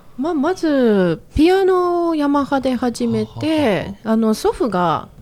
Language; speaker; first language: Japanese; native; Japanese